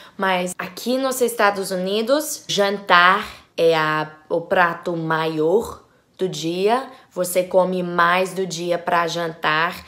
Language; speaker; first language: Portuguese; non-native, learner; English